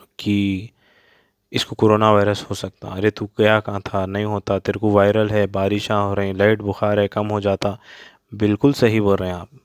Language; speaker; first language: Hindi; non-native, local second language; Urdu